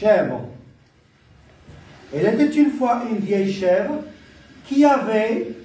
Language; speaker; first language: French; non-native, local second language; Arabic